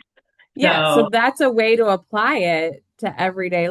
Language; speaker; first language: English; native; English